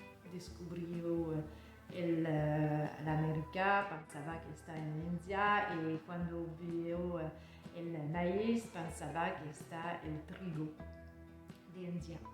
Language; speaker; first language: Spanish; non-native, learner; French